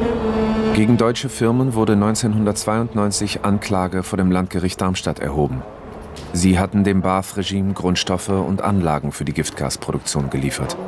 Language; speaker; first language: German; native; German